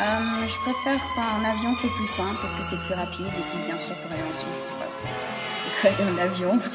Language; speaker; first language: French; early bilingual, heritage; French